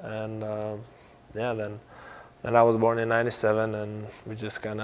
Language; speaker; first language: English; non-native, fluent; Slovenian